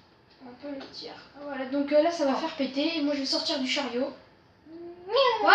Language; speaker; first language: French; native; French